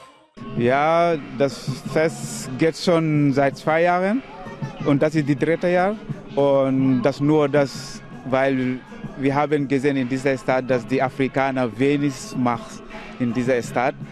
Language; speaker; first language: German; non-native, learner; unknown